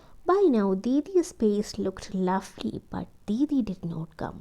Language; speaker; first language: English; non-native, local second language; Malayalam